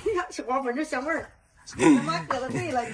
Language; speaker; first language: Chinese; native; Chinese